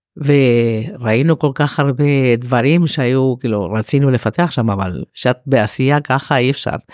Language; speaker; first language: Hebrew; non-native, fluent; Spanish